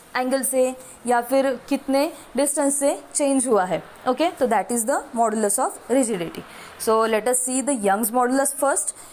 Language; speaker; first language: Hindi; non-native, local second language; Marathi